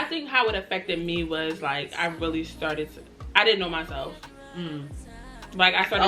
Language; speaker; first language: English; native; English